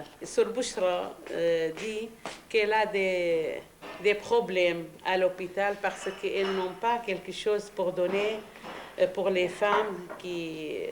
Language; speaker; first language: French; non-native, fluent; Arabic